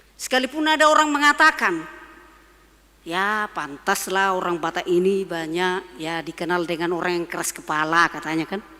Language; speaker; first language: Indonesian; non-native, local second language; Batak Toba